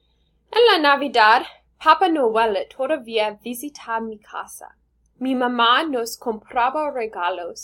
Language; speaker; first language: Spanish; non-native, learner; English